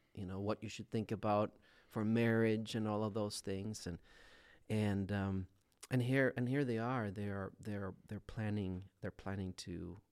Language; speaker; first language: English; non-native, fluent; Swedish